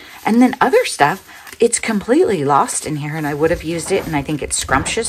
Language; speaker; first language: English; native; English